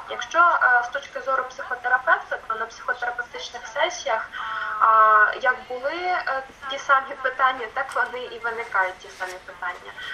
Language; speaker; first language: Ukrainian; non-native, local second language; Russian